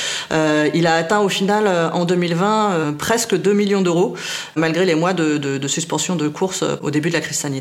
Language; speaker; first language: French; native; French